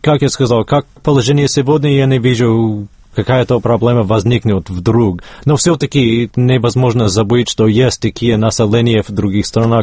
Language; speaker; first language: Russian; non-native, fluent; English